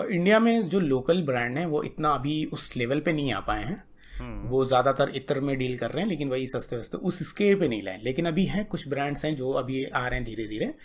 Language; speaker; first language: Hindi; native; Hindi